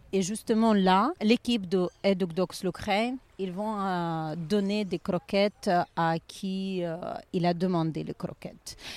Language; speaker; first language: French; non-native, learner; Ukrainian